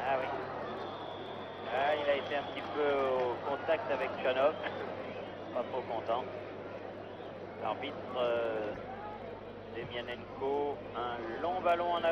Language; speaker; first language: French; native; French